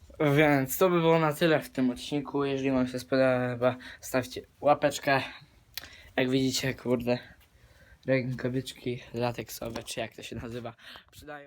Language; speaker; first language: Polish; native; Polish